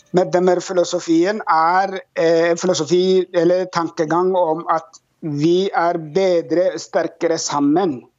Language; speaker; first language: Norwegian; non-native, fluent; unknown